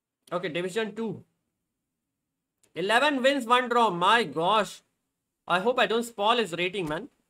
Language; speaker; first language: English; non-native, local second language; Hindi